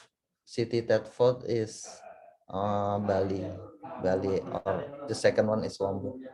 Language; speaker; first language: English; non-native, learner; Indonesian